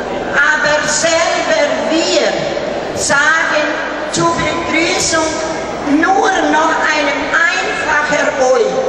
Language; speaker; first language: German; early bilingual, heritage; German